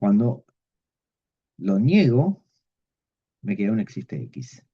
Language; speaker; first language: Spanish; native; Spanish